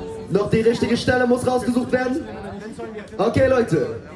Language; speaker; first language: German; native; German